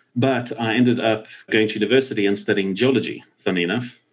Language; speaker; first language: English; native; English